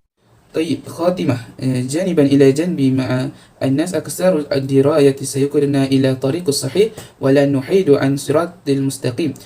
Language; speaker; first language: Arabic; non-native, learner; Malay